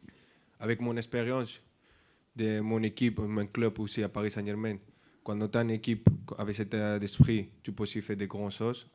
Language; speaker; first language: French; non-native, fluent; Spanish